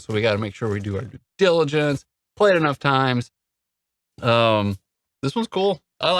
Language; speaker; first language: English; native; English